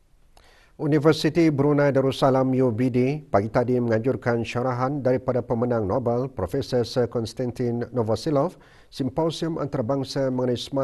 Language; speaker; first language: Malay; native; Malay